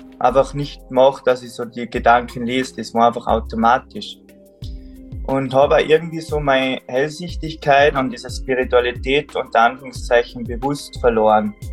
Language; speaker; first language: German; native; German